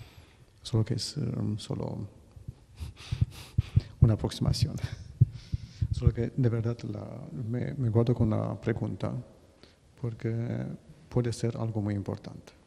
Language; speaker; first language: Spanish; non-native, fluent; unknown